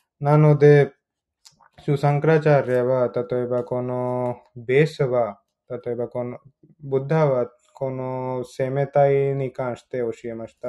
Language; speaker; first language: Japanese; non-native, learner; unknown